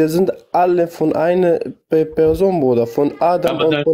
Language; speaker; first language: German; non-native, learner; Kurdish